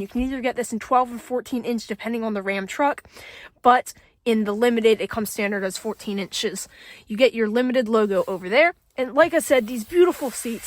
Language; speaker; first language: English; native; English